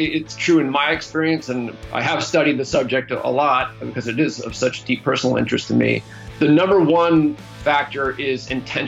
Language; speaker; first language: English; native; English